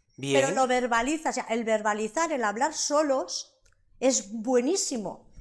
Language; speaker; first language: Spanish; non-native, local second language; Catalan